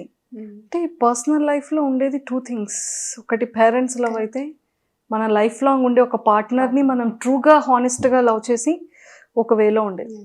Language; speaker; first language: Telugu; native; Telugu